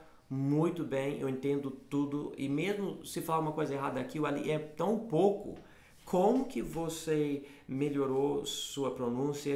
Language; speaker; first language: Portuguese; non-native, fluent; English